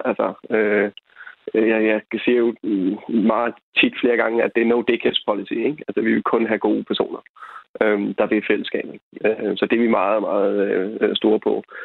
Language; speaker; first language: Danish; native; Danish